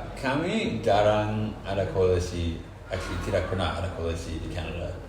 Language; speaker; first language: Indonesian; non-native, fluent; English